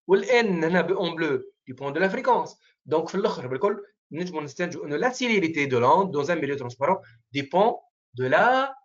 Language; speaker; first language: French; non-native, local second language; Arabic